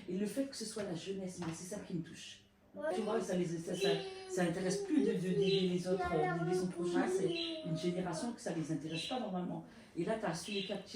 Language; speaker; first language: French; native; French